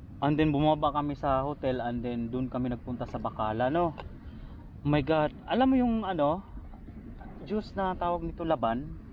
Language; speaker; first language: Filipino; non-native, local second language; Cebuano